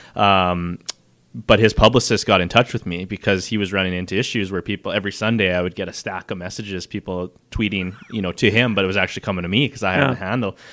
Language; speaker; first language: English; native; English